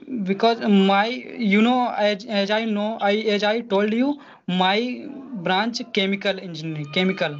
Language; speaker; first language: English; non-native, learner; Hindi